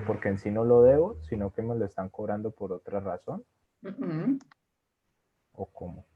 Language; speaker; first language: Spanish; native; Spanish